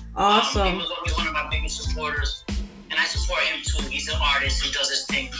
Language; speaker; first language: English; native; English